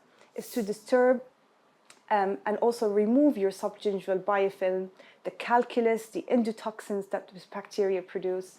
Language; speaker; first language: English; non-native, fluent; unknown